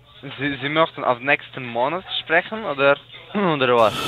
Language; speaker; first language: German; non-native, learner; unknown